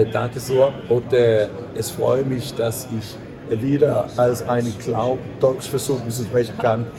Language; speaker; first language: German; non-native, learner; Danish